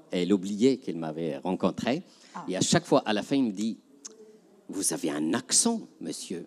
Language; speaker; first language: French; non-native, local second language; Arabic